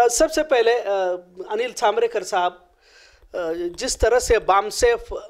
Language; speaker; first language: Urdu; native; Urdu